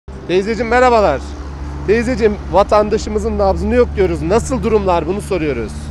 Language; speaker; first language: Turkish; native; Turkish